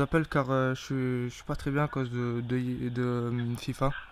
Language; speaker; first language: French; native; French